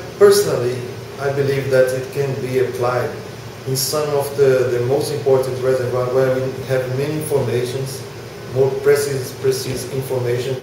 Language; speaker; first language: English; non-native, learner; Portuguese